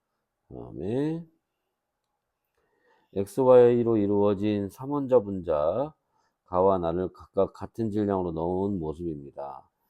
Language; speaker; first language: Korean; native; Korean